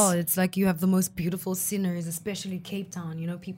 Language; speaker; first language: English; non-native, local second language; Xhosa